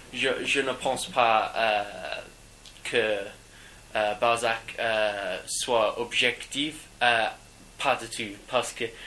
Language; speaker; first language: French; non-native, learner; English